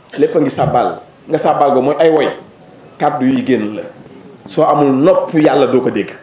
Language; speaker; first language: Wolof; native; Wolof